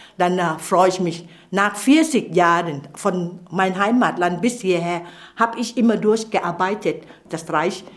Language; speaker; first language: German; non-native, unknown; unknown